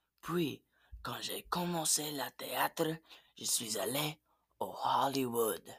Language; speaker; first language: French; non-native, learner; English